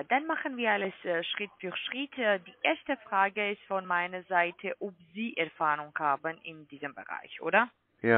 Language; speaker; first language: German; non-native, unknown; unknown